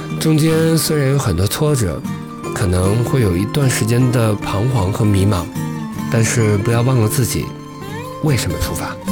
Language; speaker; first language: Chinese; native; Chinese